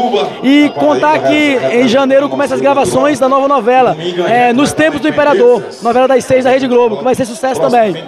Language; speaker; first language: Portuguese; native; Portuguese